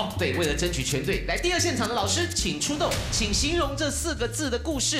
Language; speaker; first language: Chinese; native; Chinese